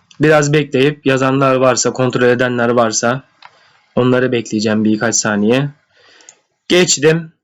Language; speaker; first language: Turkish; native; Turkish